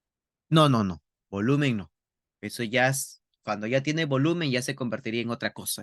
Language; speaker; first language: Spanish; native; Spanish